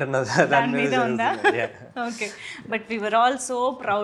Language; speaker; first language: Telugu; native; Telugu